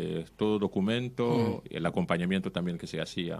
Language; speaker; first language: Spanish; non-native, fluent; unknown